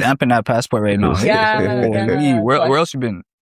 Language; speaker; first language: English; native; English